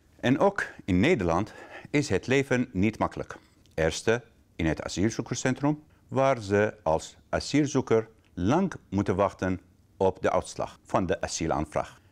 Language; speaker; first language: Dutch; non-native, fluent; Arabic